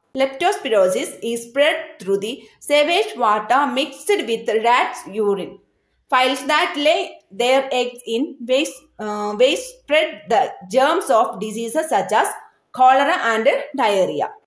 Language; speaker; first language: English; non-native, local second language; Malayalam